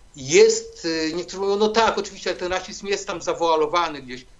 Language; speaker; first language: Polish; native; Polish